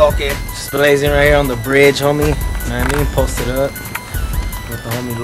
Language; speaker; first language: English; native; English